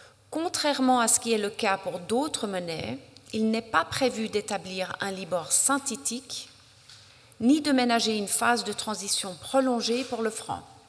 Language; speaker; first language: French; native; French